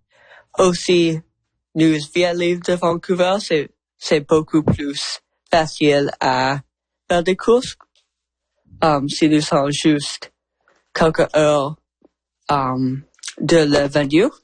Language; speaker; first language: French; non-native, learner; English